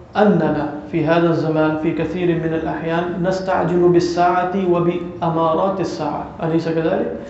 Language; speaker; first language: Arabic; non-native, fluent; Urdu